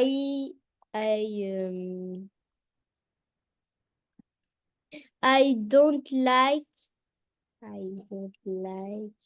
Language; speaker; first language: English; non-native, learner; French